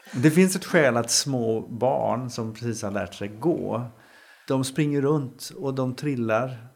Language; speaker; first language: Swedish; native; Swedish